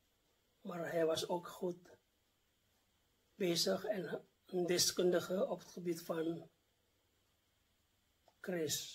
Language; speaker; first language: Dutch; non-native, fluent; Indonesian